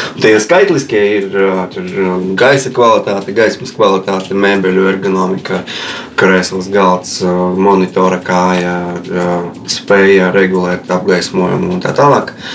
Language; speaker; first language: Latvian; non-native, local second language; Russian